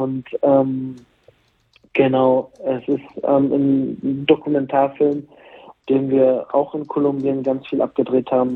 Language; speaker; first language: German; native; German